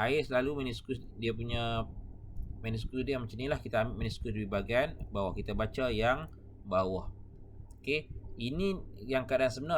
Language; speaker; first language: Malay; native; Malay